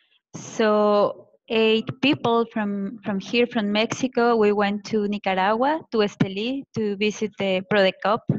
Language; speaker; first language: English; non-native, fluent; Spanish